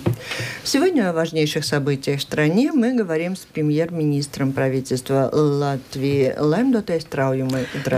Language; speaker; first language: Russian; native; Russian